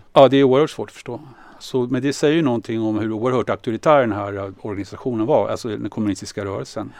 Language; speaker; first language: Swedish; native; Swedish